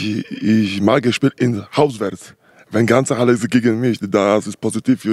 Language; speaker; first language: German; non-native, learner; Polish